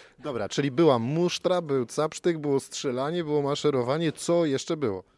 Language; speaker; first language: Polish; native; Polish